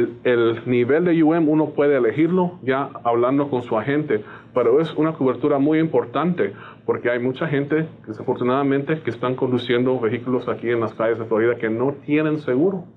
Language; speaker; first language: Spanish; native; Spanish